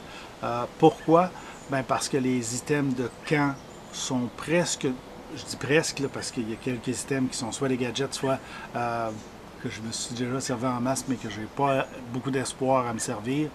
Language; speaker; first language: French; native; French